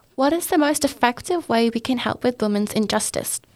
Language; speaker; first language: English; native; English